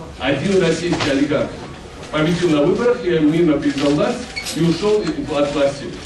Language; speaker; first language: Russian; non-native, local second language; Georgian